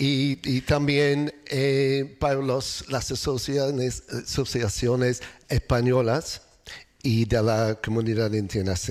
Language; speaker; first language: Spanish; non-native, learner; English